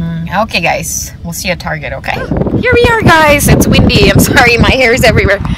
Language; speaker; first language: English; non-native, fluent; Indonesian